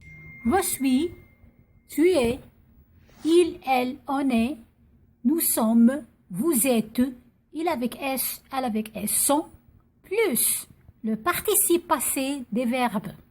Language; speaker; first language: French; non-native, fluent; Arabic